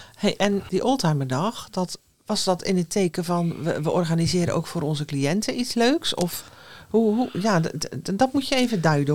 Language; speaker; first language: Dutch; native; Dutch